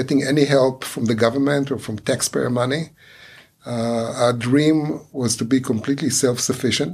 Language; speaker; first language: English; non-native, fluent; Hebrew